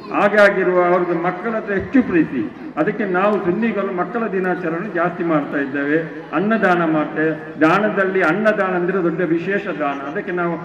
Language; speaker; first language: Kannada; non-native, local second language; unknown